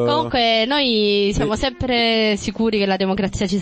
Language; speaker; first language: Italian; native; Italian